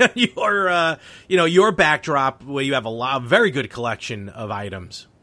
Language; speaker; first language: English; native; English